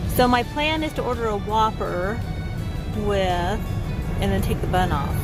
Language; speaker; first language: English; native; English